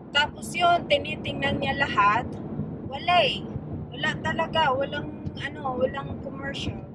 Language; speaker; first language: Filipino; non-native, local second language; Cebuano